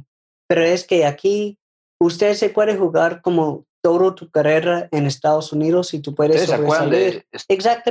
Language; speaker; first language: Spanish; non-native, learner; English